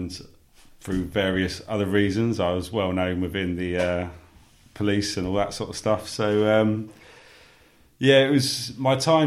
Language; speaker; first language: English; native; English